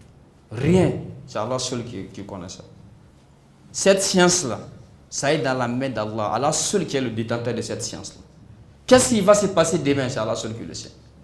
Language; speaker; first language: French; non-native, local second language; Bambara